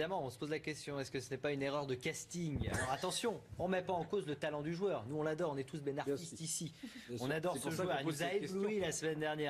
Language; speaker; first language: French; native; French